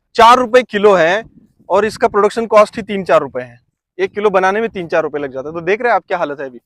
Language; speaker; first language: Hindi; non-native, local second language; Marathi